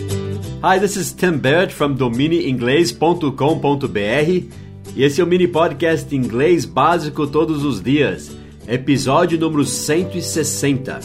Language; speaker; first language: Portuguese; non-native, fluent; English